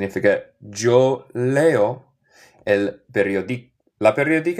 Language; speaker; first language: Spanish; non-native, fluent; English